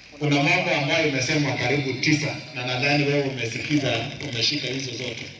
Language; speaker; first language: Swahili; non-native, local second language; Kalenjin